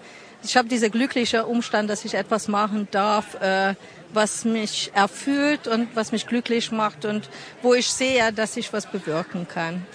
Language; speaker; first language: German; non-native, fluent; Hungarian